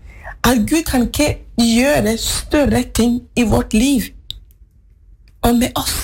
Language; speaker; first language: Norwegian; non-native, fluent; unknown